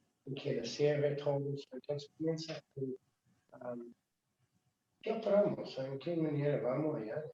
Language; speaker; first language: Spanish; non-native, learner; English